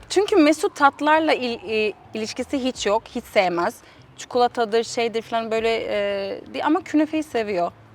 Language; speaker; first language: Turkish; early bilingual, heritage; Turkish